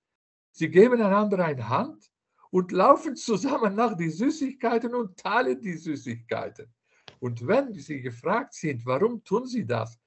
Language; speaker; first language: German; non-native, fluent; Dutch